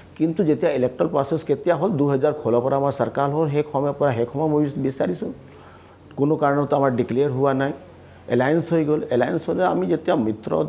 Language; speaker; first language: Assamese; non-native, local second language; Hindi